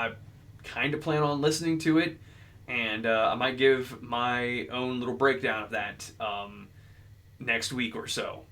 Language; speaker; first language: English; native; English